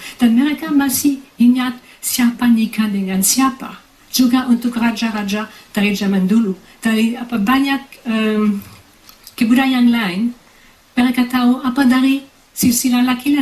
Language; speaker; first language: Indonesian; non-native, fluent; French